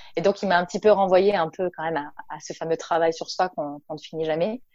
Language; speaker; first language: French; native; French